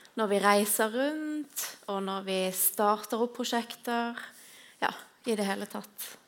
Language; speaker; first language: Norwegian; native; Norwegian